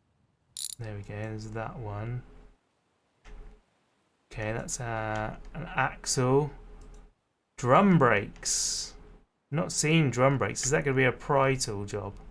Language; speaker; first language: English; native; English